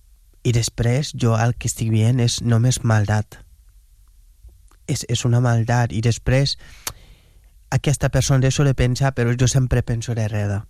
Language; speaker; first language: Catalan; non-native, fluent; Wolof